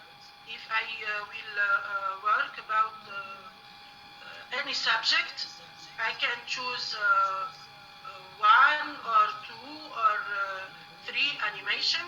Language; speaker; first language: English; non-native, learner; Arabic